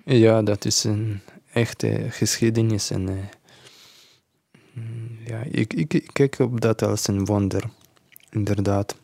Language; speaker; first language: Dutch; non-native, learner; Ukrainian